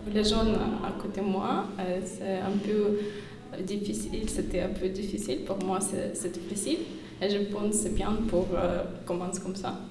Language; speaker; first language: French; non-native, fluent; Ukrainian